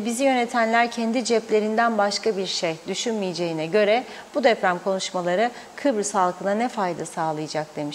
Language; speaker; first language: Turkish; native; Turkish